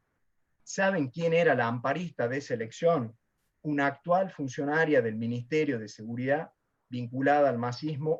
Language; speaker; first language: Spanish; native; Spanish